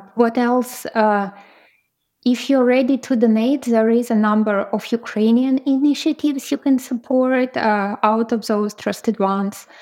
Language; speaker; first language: English; non-native, fluent; Ukrainian